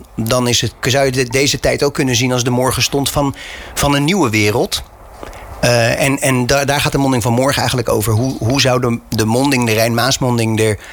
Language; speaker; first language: Dutch; native; Dutch